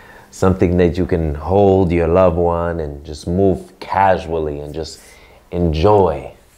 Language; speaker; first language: English; early bilingual, other home language; Spanish